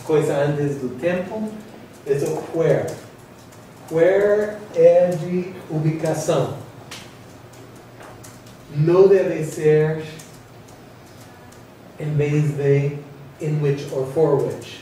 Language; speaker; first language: Portuguese; non-native, fluent; English